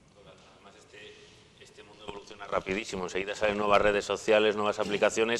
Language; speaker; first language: Spanish; native; Spanish